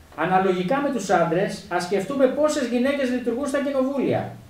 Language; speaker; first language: Greek; native; Greek